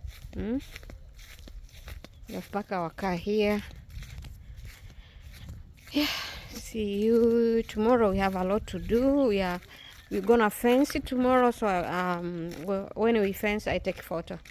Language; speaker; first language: English; non-native, learner; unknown